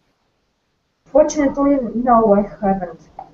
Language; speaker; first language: English; non-native, learner; Russian